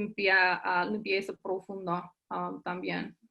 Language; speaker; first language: Spanish; early bilingual, heritage; English